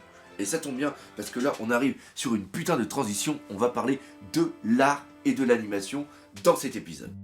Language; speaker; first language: French; native; French